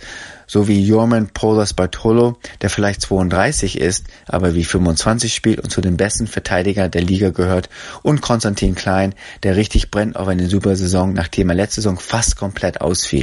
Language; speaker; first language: German; native; German